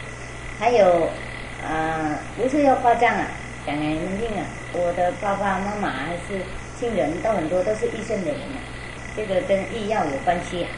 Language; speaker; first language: Chinese; non-native, fluent; Vietnamese